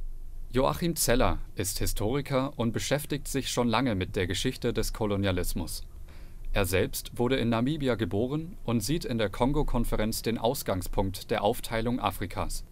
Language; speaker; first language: German; native; German